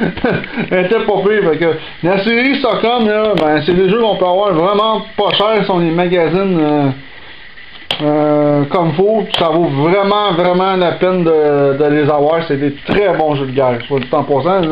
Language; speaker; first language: French; native; French